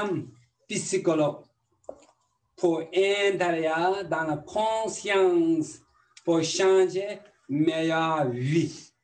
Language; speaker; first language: French; non-native, learner; Tibetan